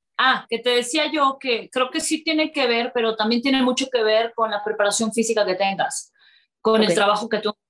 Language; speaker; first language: Spanish; native; Spanish